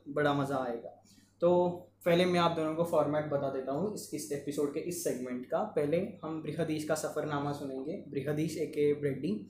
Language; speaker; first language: Hindi; non-native, local second language; Marathi